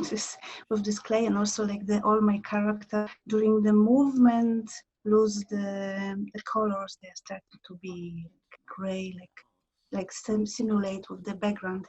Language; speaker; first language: English; non-native, learner; Polish